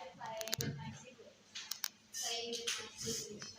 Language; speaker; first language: English; non-native, learner; Indonesian